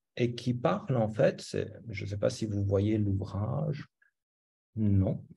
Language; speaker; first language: French; non-native, fluent; Romanian